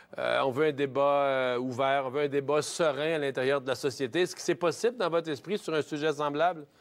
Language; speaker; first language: French; native; French